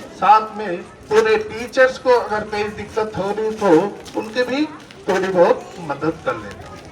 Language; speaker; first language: Hindi; non-native, local second language; Kannada